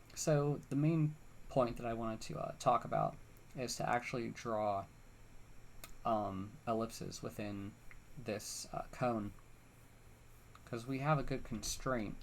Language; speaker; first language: English; native; English